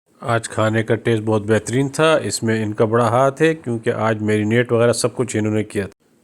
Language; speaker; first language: Urdu; native; Urdu